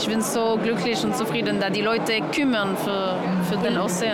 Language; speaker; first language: German; non-native, learner; English